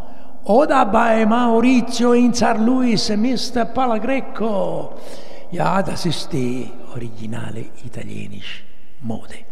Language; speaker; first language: German; non-native, learner; Italian